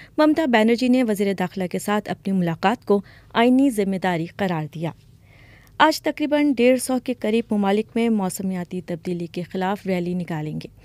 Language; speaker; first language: Urdu; native; Urdu